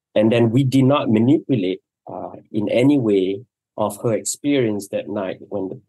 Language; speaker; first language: English; non-native, local second language; Malay